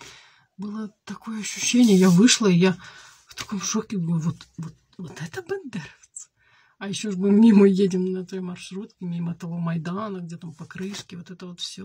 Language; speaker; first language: Russian; native; Russian